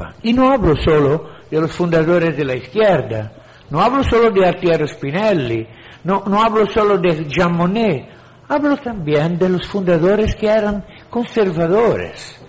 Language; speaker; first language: Spanish; non-native, fluent; Italian